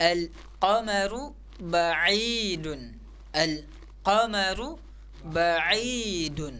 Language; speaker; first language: Arabic; non-native, fluent; Indonesian